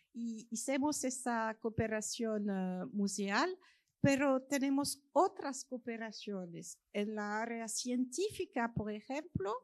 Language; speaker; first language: Spanish; non-native, fluent; French